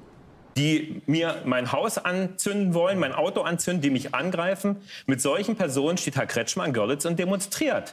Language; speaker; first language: German; native; German